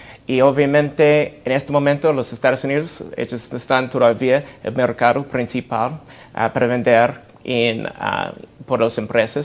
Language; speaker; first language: Spanish; non-native, fluent; English